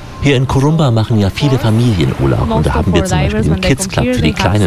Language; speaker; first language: German; native; German